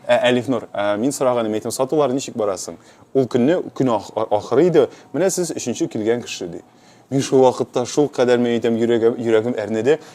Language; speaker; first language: Tatar; native; Tatar